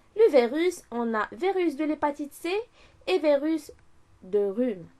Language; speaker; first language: French; non-native, local second language; Arabic